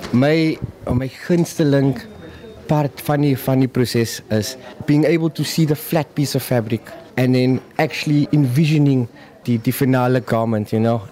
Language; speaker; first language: English; non-native, local second language; Afrikaans